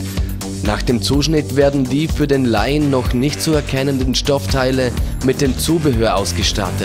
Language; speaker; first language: German; native; German